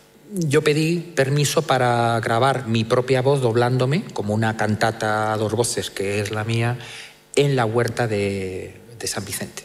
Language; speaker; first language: Spanish; native; Spanish